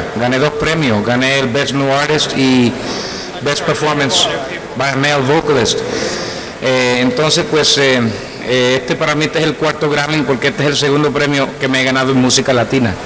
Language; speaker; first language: Spanish; native; Spanish